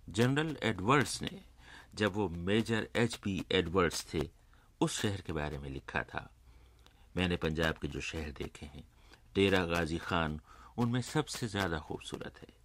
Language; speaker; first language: Urdu; native; Urdu